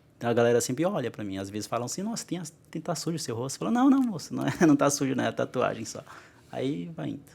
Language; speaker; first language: Portuguese; non-native, local second language; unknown